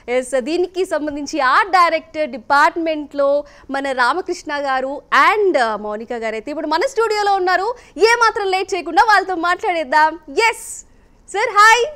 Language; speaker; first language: Telugu; native; Telugu